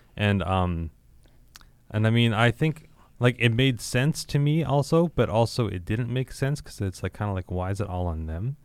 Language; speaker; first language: English; native; English